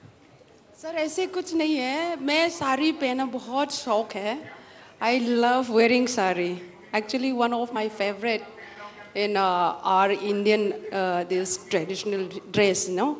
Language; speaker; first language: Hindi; non-native, local second language; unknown